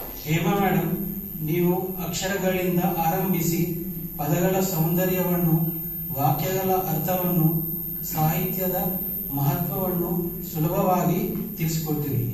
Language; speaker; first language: Kannada; non-native, learner; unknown